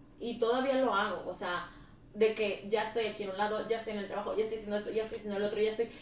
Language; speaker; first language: Spanish; early bilingual, heritage; Spanish